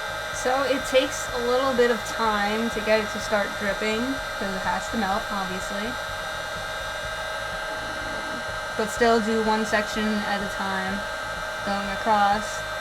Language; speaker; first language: English; native; English